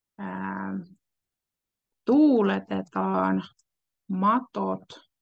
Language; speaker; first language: Finnish; native; Finnish